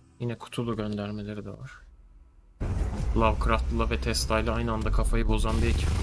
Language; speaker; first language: Turkish; native; Turkish